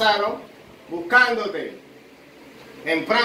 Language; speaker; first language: Spanish; native; Spanish